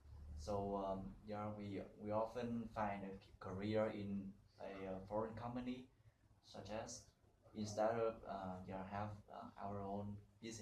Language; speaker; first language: English; non-native, learner; Vietnamese